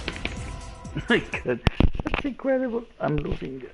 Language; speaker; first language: English; non-native, learner; Italian